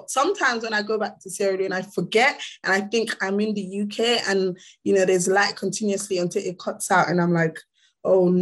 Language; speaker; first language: English; non-native, local second language; Krio